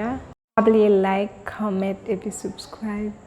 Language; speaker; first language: French; non-native, learner; Haitian Creole